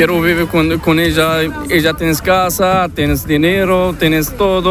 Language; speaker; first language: Spanish; non-native, learner; Arabic